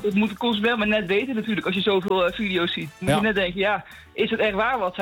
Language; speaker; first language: Dutch; native; Dutch